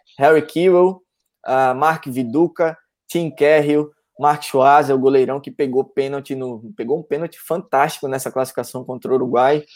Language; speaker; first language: Portuguese; native; Portuguese